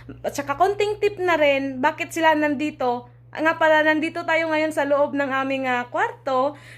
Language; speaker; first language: Filipino; non-native, local second language; Cebuano